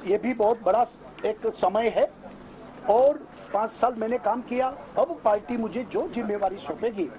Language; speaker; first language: Hindi; non-native, local second language; Gujarati